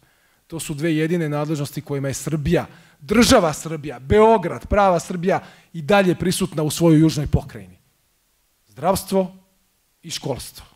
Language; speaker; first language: Croatian; native; Croatian